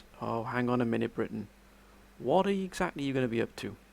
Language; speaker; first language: English; native; English